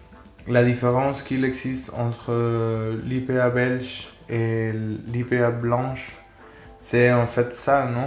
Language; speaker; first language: French; non-native, fluent; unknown